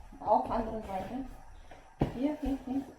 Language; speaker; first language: German; non-native, learner; Filipino